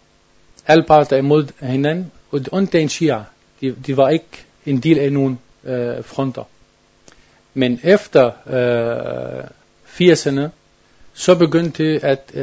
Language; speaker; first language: Danish; non-native, learner; Arabic